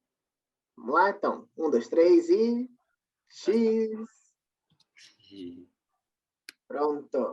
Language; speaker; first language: Portuguese; native; Portuguese